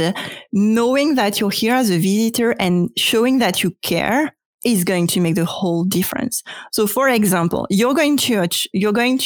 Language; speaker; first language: English; non-native, fluent; French